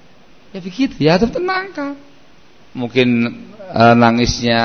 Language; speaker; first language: Indonesian; non-native, local second language; Javanese